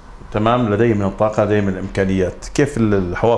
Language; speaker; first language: Arabic; native; Arabic